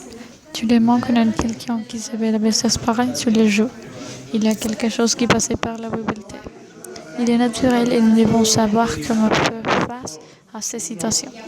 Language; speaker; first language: French; non-native, learner; Spanish